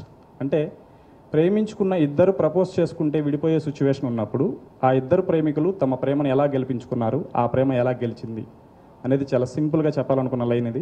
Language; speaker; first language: Telugu; native; Telugu